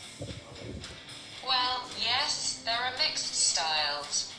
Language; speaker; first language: English; non-native, learner; Russian